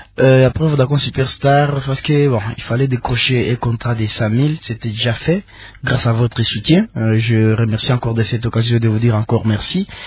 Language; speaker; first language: French; non-native, local second language; Nande